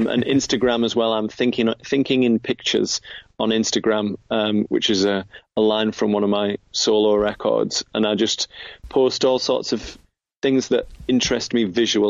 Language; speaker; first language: English; native; English